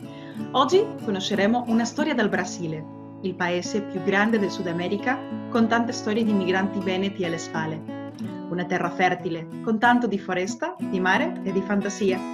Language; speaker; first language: Italian; non-native, fluent; Spanish